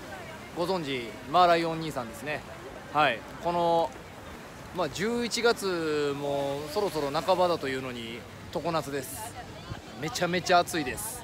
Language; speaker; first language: Japanese; native; Japanese